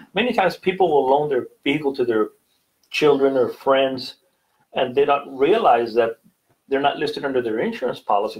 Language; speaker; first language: English; native; English